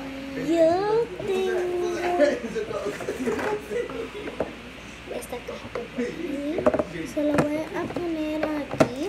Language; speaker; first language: Spanish; early bilingual, heritage; Spanish